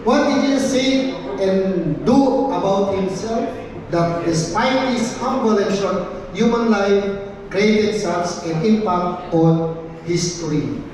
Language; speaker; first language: English; non-native, local second language; Filipino